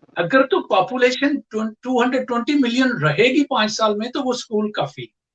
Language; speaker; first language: Urdu; non-native, local second language; Punjabi